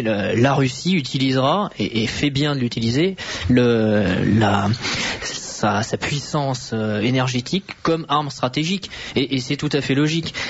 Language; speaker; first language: French; native; French